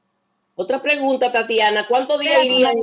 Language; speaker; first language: Spanish; native; Spanish